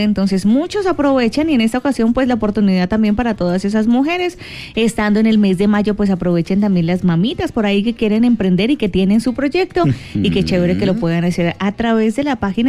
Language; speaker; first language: Spanish; native; Spanish